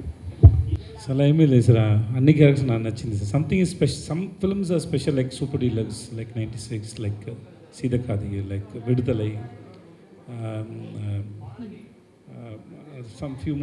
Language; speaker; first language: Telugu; non-native, learner; Tamil